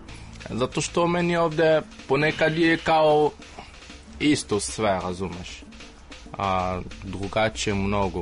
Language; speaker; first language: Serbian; non-native, fluent; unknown